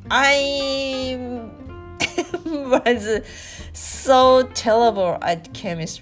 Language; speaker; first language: English; non-native, learner; Japanese